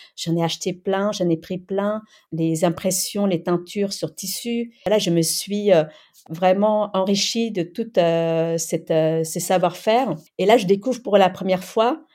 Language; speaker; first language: French; early bilingual, other home language; Khmer